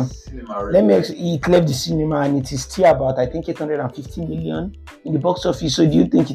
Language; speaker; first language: English; non-native, local second language; Yoruba